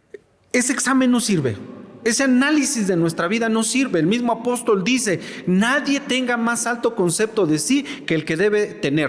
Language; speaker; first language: Spanish; native; Spanish